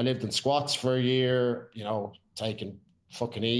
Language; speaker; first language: English; native; English